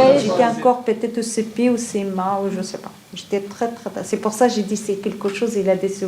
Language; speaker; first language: French; non-native, learner; Arabic